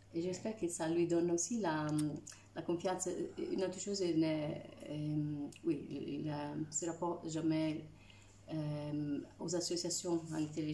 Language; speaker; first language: French; non-native, fluent; Italian